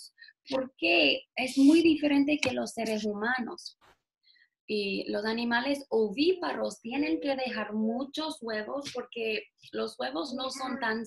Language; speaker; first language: Spanish; non-native, fluent; English